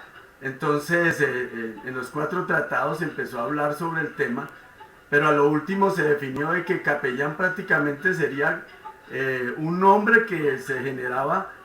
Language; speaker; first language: Spanish; native; Spanish